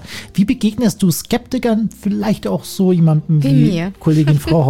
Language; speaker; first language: German; native; German